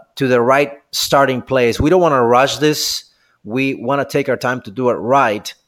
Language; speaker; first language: English; non-native, fluent; Spanish